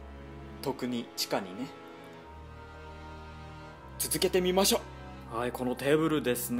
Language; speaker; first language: Japanese; non-native, fluent; English